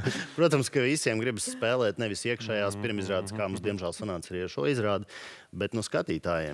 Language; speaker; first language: Latvian; native; Latvian